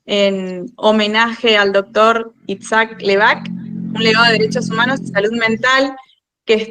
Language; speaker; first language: Spanish; native; Spanish